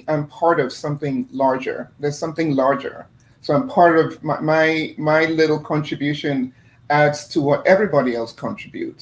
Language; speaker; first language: English; non-native, fluent; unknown